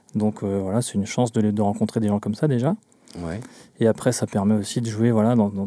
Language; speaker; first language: French; native; French